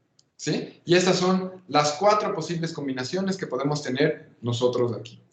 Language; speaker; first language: Spanish; native; Spanish